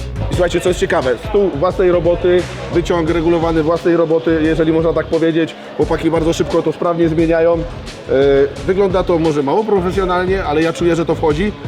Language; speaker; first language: Polish; native; Polish